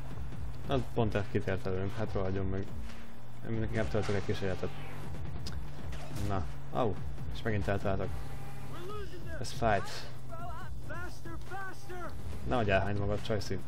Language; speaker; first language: Hungarian; native; Hungarian